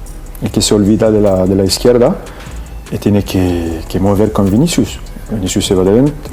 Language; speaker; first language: Spanish; non-native, fluent; French